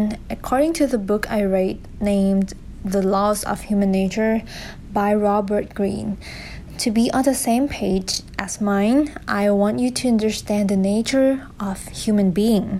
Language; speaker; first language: English; non-native, fluent; Thai